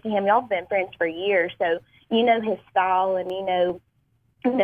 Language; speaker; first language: English; native; English